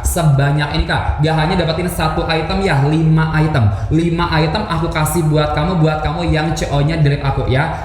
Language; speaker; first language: Indonesian; native; Indonesian